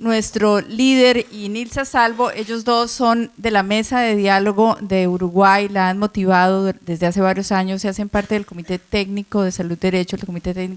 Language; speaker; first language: Spanish; native; Spanish